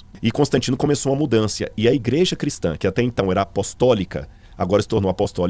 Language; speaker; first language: Portuguese; native; Portuguese